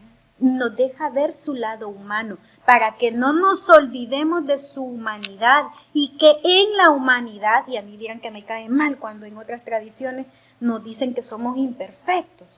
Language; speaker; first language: Spanish; native; Spanish